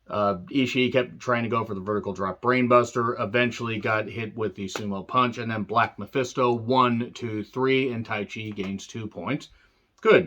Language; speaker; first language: English; native; English